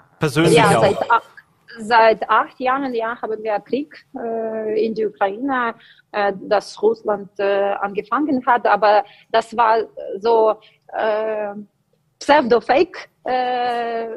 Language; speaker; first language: German; non-native, learner; Ukrainian